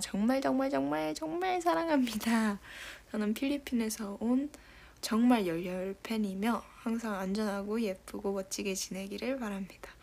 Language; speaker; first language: Korean; native; Korean